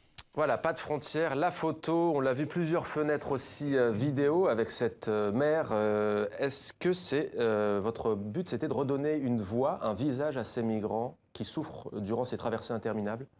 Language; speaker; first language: French; native; French